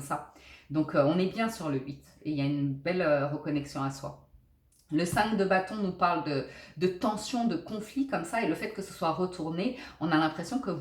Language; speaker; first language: French; native; French